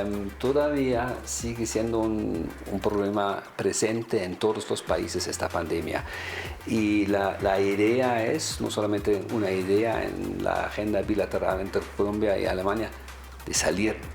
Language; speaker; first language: Spanish; non-native, fluent; German